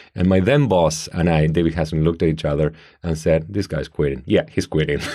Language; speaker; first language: English; non-native, fluent; Spanish